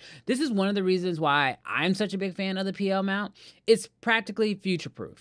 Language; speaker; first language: English; native; English